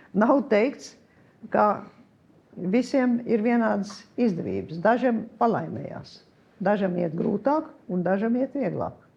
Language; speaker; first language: Latvian; early bilingual, heritage; Latvian